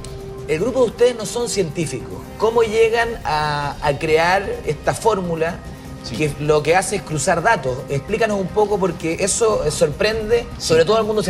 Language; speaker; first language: Spanish; native; Spanish